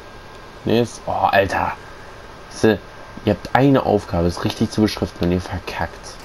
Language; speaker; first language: German; native; German